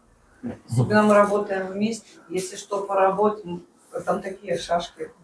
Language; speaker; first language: Russian; native; Russian